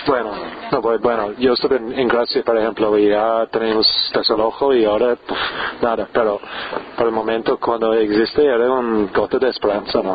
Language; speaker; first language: Spanish; non-native, learner; English